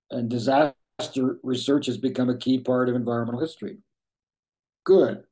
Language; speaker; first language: English; native; English